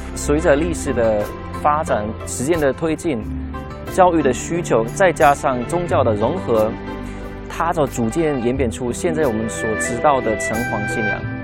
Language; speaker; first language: Chinese; non-native, fluent; German